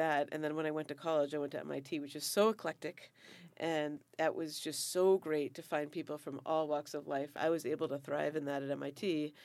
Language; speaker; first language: English; native; English